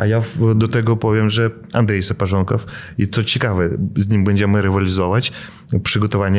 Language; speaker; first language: Polish; non-native, fluent; Russian